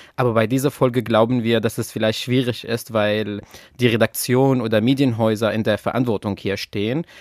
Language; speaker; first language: German; non-native, fluent; Arabic